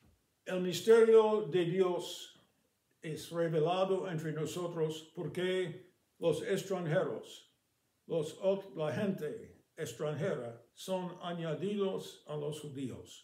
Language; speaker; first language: Spanish; non-native, fluent; English